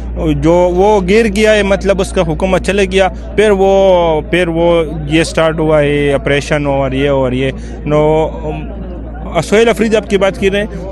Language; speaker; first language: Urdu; non-native, local second language; Pashto